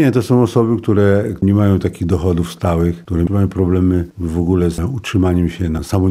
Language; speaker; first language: Polish; native; Polish